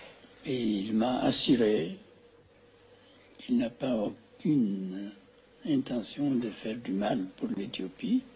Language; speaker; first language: French; non-native, fluent; Amharic